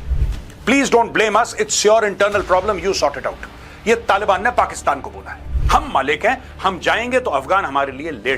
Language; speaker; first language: Hindi; native; Hindi